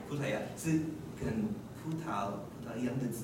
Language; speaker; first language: Chinese; non-native, learner; English